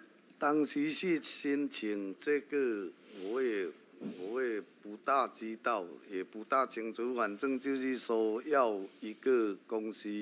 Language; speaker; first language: Chinese; early bilingual, heritage; Chinese